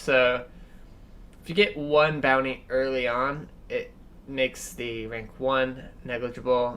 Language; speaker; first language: English; native; English